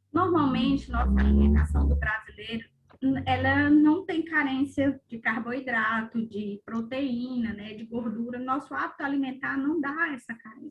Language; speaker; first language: Portuguese; native; Portuguese